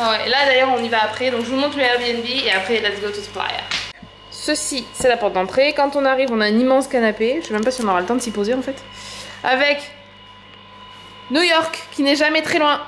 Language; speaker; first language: French; native; French